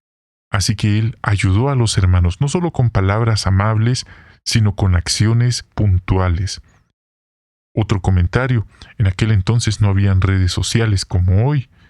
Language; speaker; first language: Spanish; native; Spanish